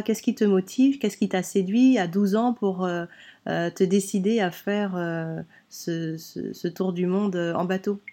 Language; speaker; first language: French; native; French